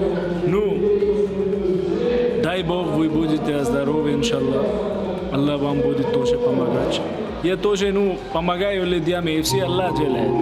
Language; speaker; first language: Russian; non-native, learner; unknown